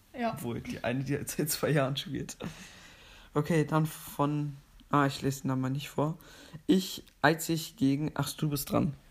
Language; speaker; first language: German; native; German